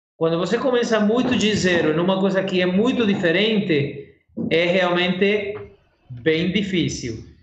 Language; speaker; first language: Portuguese; non-native, fluent; Spanish